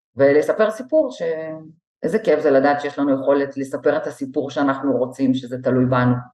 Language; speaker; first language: Hebrew; native; Hebrew